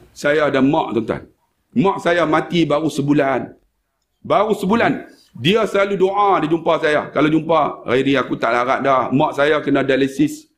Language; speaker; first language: Malay; native; Malay